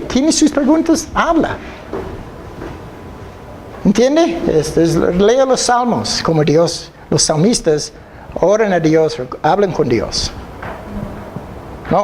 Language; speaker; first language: Spanish; non-native, fluent; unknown